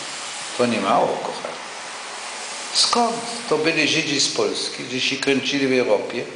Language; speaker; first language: Polish; non-native, local second language; Yiddish